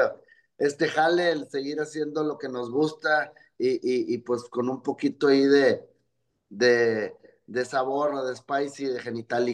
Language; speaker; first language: Spanish; native; Spanish